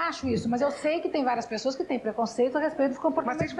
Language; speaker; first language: Portuguese; native; Portuguese